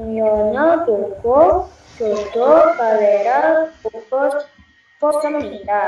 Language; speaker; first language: Korean; non-native, learner; Indonesian